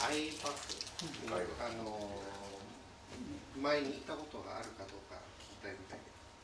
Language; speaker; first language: Japanese; early bilingual, heritage; Japanese